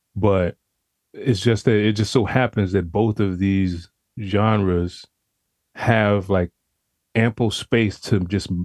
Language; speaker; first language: English; native; English